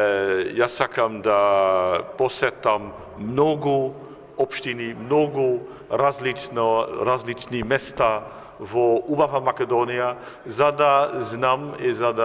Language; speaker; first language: Macedonian; non-native, fluent; Dutch